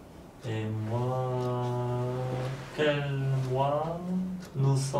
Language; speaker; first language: French; non-native, learner; Polish